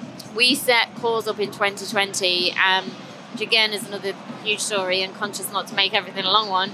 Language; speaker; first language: English; native; English